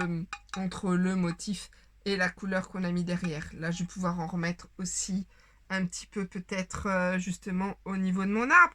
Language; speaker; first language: French; native; French